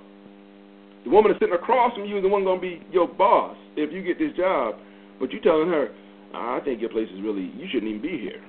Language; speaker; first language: English; native; English